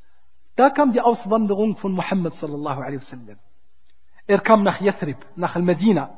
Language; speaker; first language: German; non-native, fluent; Arabic